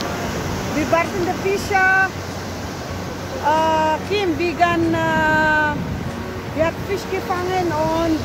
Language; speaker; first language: German; non-native, learner; Filipino